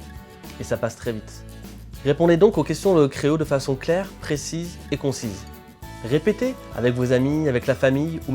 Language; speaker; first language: French; native; French